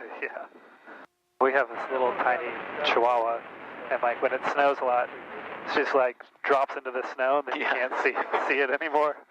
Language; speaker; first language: English; native; English